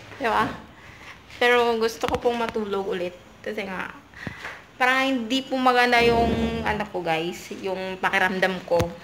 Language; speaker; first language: Filipino; non-native, local second language; Cebuano